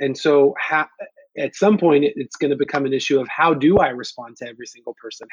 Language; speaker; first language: English; native; English